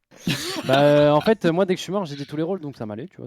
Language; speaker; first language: French; native; French